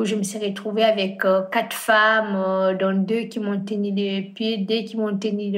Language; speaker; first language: French; non-native, fluent; Fula